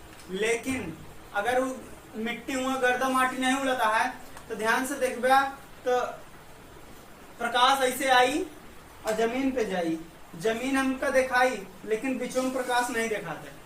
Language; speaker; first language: Hindi; native; Hindi